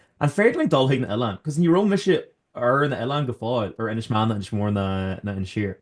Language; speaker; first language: Irish; native; Irish